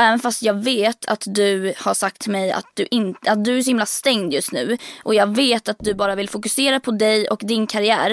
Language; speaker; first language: Swedish; native; Swedish